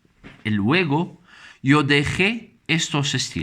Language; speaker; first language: Spanish; non-native, fluent; Arabic